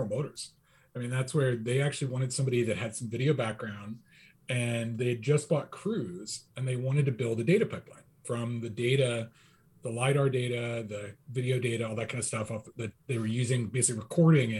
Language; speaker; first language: English; native; English